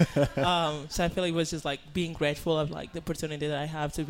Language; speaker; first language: English; non-native, fluent; Spanish